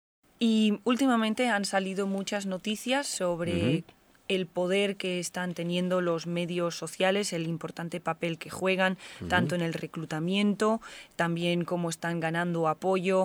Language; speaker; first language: Spanish; native; Spanish